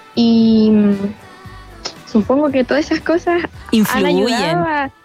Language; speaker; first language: Spanish; native; Spanish